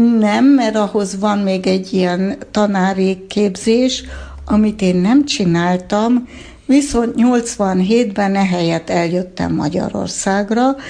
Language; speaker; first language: Hungarian; early bilingual, heritage; Hungarian